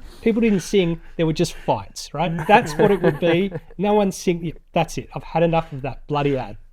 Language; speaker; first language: English; native; English